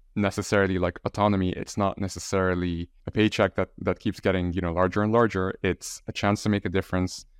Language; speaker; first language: English; non-native, fluent; Arabic